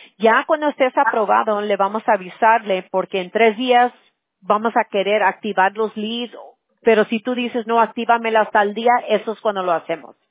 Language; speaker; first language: Spanish; early bilingual, heritage; Spanish